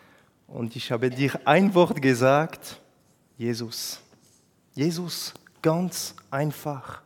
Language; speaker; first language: German; non-native, fluent; French